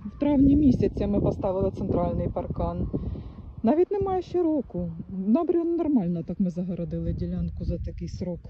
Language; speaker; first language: Ukrainian; native; Ukrainian